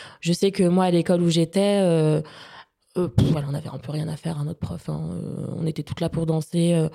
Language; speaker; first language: French; native; French